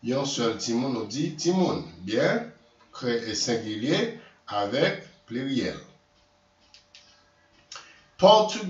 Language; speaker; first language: French; non-native, local second language; Haitian Creole